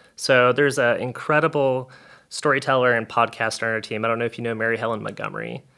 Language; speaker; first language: English; native; English